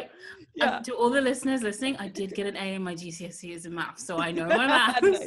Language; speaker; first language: English; native; English